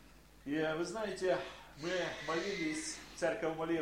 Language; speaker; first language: Polish; non-native, learner; Russian